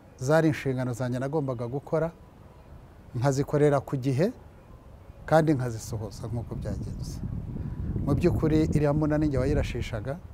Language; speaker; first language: Kinyarwanda; early bilingual, heritage; Kinyarwanda